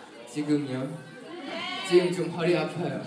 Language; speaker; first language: Korean; non-native, fluent; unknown